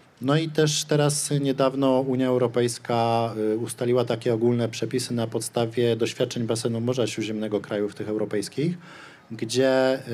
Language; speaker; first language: Polish; native; Polish